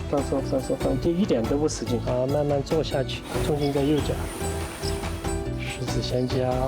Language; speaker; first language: Chinese; native; Chinese